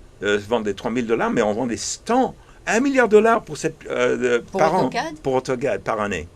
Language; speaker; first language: French; early bilingual, heritage; English